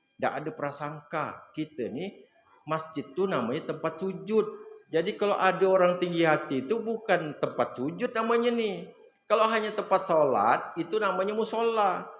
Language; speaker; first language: Malay; native; Malay